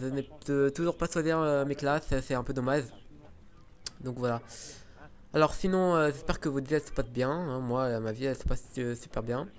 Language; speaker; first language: French; native; French